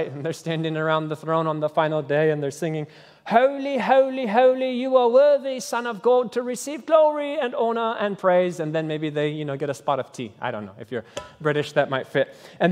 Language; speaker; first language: English; native; English